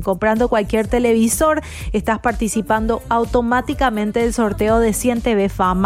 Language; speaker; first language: Spanish; native; Spanish